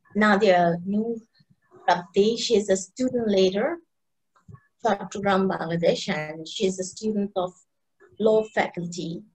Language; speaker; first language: English; non-native, local second language; Bangla